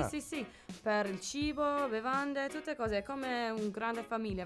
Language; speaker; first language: Italian; non-native, learner; English